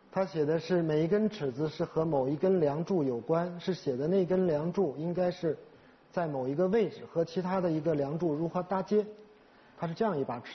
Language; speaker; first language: Chinese; native; Chinese